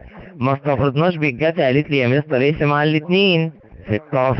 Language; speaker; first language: Arabic; native; Arabic